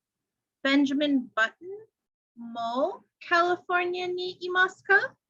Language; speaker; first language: Japanese; non-native, fluent; English